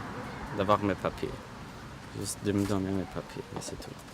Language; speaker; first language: French; non-native, fluent; Armenian